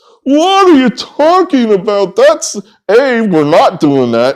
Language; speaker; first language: English; native; English